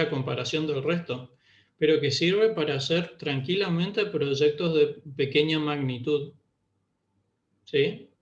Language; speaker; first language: Spanish; native; Spanish